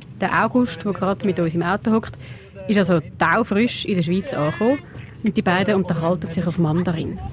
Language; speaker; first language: German; early bilingual, other home language; Portuguese